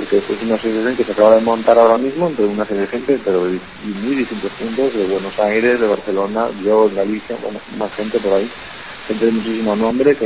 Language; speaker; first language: Spanish; native; Spanish